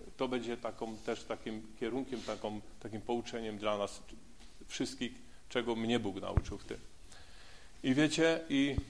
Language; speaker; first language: Polish; native; Polish